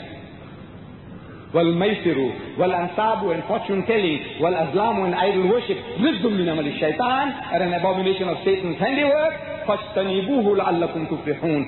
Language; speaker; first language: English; early bilingual, other home language; Gujarati